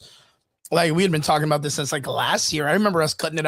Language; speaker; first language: English; native; English